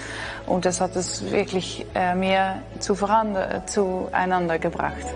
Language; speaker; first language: German; non-native, learner; Dutch